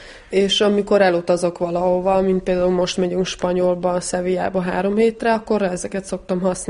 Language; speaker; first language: Hungarian; non-native, fluent; Serbian